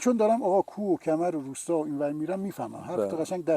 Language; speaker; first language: Persian; native; Persian